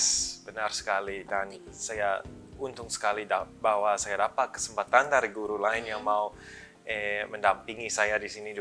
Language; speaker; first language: Indonesian; early bilingual, other home language; English